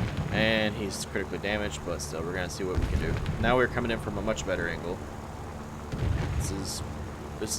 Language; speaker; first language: English; native; English